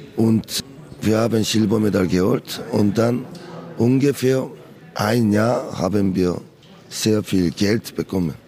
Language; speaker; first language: German; non-native, learner; Korean